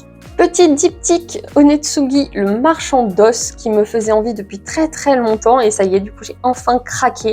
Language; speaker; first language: French; native; French